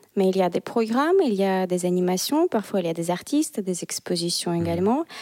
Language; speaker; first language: French; non-native, fluent; Russian